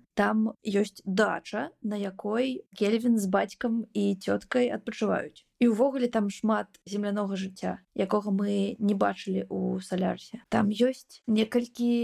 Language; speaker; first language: Belarusian; non-native, local second language; Russian